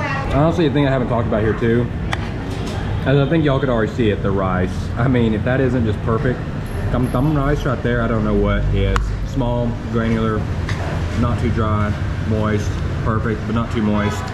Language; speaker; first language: English; native; English